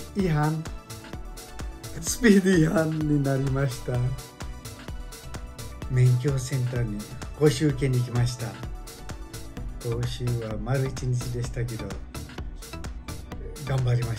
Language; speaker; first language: Japanese; non-native, fluent; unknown